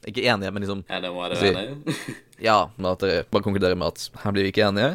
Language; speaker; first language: Norwegian; native; Norwegian